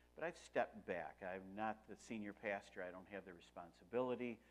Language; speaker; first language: English; native; English